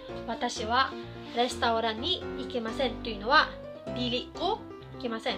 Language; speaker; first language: Japanese; non-native, fluent; Cebuano